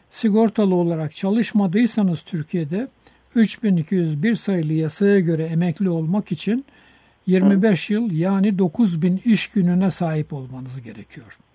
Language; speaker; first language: Turkish; native; Turkish